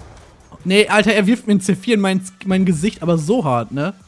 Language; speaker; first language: German; native; German